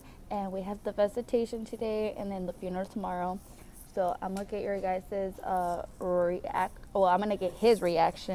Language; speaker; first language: English; early bilingual, other home language; Spanish